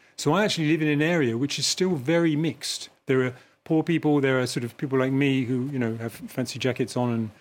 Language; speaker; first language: English; native; English